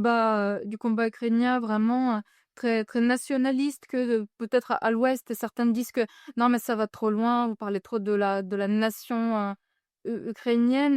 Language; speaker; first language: French; non-native, fluent; Ukrainian